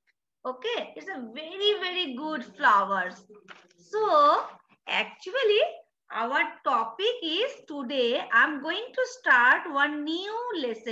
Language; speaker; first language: English; non-native, learner; Bangla